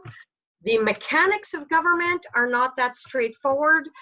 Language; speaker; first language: English; native; English